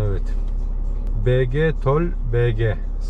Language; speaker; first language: Turkish; early bilingual, heritage; Turkish